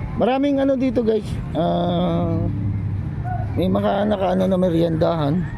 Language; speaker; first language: Filipino; non-native, local second language; Iloko